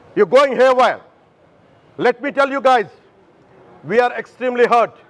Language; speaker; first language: English; non-native, local second language; Telugu